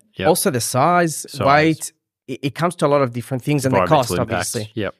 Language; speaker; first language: English; early bilingual, other home language; Hebrew